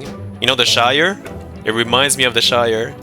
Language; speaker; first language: English; non-native, fluent; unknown